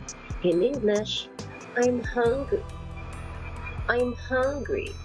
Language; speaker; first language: English; non-native, local second language; Cebuano